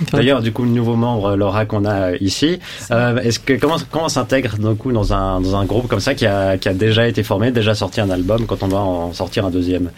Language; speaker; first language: French; native; French